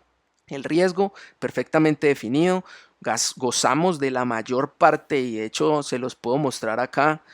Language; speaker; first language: Spanish; native; Spanish